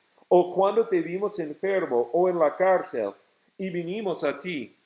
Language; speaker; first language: Spanish; non-native, fluent; English